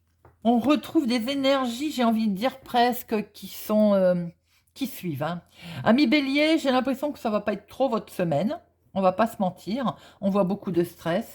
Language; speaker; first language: French; native; French